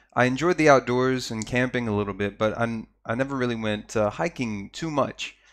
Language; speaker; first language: English; native; English